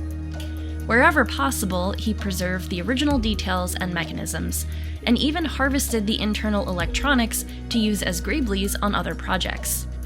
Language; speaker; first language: English; native; English